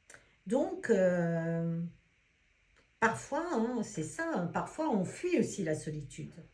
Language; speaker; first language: French; native; French